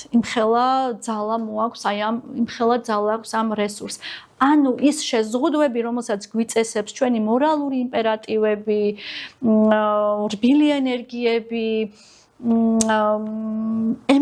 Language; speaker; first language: Georgian; native; Georgian